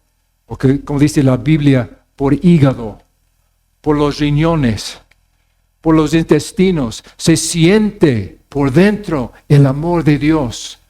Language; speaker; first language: Spanish; non-native, fluent; English